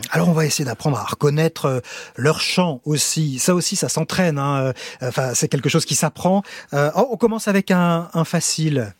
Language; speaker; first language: French; native; French